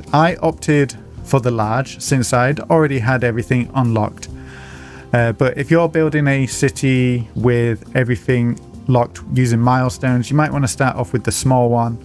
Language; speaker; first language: English; native; English